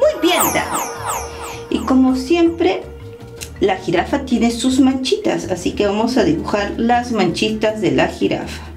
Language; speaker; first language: Spanish; native; Spanish